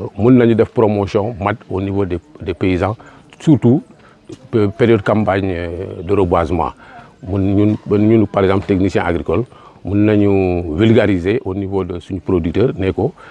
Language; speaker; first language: Wolof; non-native, local second language; Fula